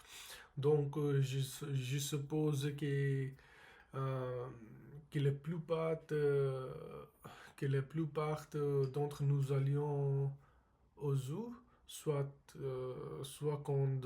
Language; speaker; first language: French; non-native, learner; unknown